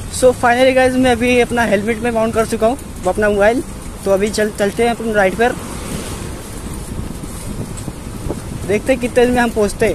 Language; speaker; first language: Hindi; native; Hindi